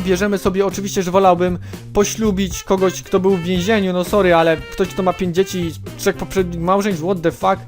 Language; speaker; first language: Polish; native; Polish